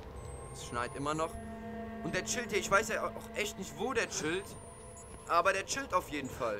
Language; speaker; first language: German; native; German